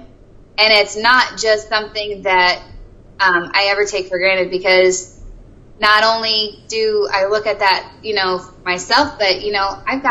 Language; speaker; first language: English; native; English